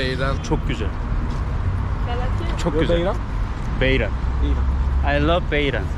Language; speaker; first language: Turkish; non-native, learner; Korean